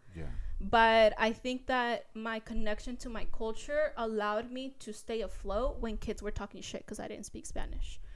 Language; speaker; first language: English; early bilingual, other home language; Spanish